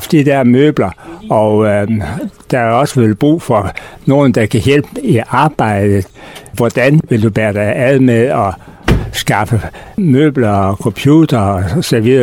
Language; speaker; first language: Danish; native; Danish